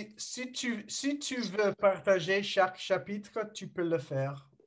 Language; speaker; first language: French; non-native, learner; English